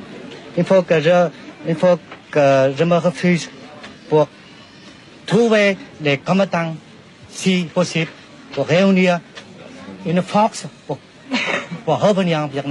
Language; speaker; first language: French; non-native, local second language; Vietnamese